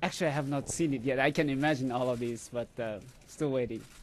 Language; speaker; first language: English; non-native, fluent; Japanese